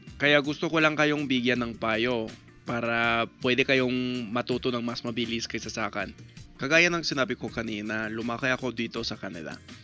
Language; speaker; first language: Filipino; non-native, fluent; English